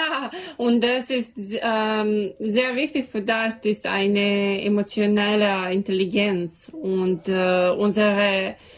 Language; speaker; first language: German; non-native, learner; Serbian